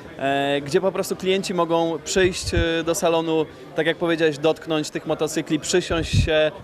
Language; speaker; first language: Polish; native; Polish